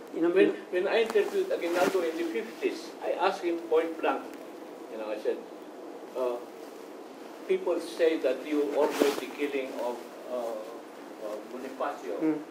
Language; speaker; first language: English; non-native, local second language; Iloko